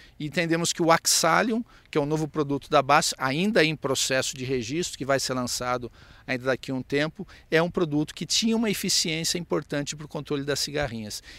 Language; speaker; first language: Portuguese; native; Portuguese